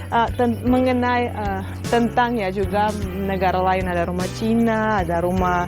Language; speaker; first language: Indonesian; non-native, fluent; Russian